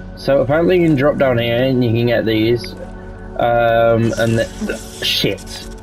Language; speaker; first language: English; native; English